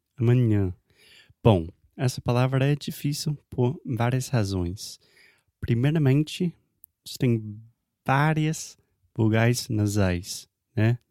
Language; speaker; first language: Portuguese; non-native, fluent; English